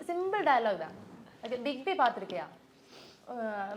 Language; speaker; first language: Tamil; non-native, learner; Malayalam